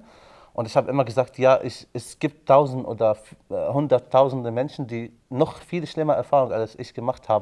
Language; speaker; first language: German; non-native, fluent; Arabic